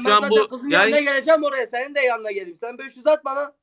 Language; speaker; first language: Turkish; native; Turkish